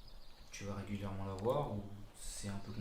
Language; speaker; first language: French; native; French